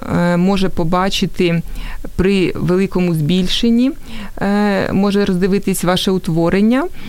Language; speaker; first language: Ukrainian; native; Ukrainian